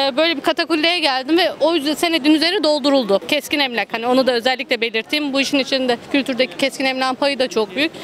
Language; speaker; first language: Turkish; early bilingual, heritage; Turkish